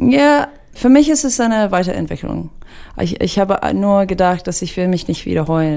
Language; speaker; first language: German; non-native, fluent; English